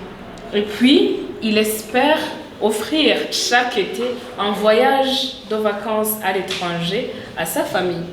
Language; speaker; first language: French; non-native, local second language; Rundi